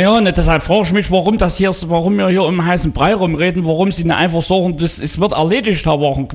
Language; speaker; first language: German; native; German